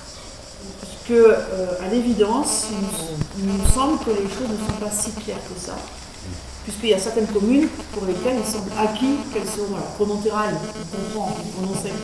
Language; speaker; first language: French; native; French